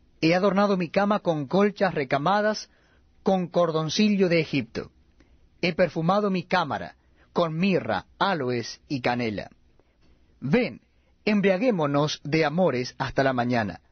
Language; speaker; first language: Spanish; native; Spanish